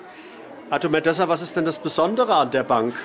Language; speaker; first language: German; native; German